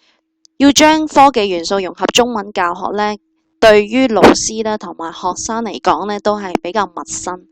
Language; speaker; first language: Cantonese; native; Cantonese